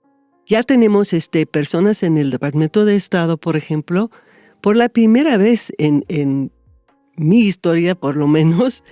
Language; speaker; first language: Spanish; non-native, fluent; English